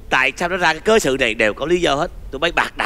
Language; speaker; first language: Vietnamese; native; Vietnamese